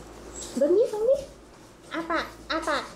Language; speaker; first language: German; non-native, learner; Thai